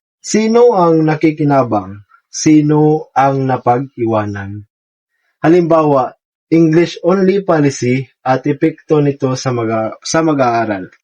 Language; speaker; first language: Filipino; non-native, local second language; Cebuano